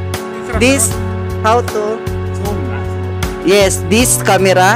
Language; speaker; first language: English; non-native, learner; Filipino